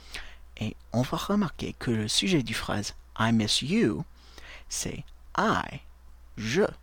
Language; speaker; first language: French; non-native, fluent; English